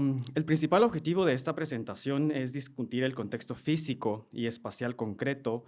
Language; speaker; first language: Spanish; native; Spanish